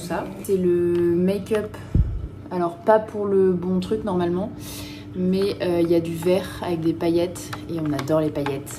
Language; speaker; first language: French; native; French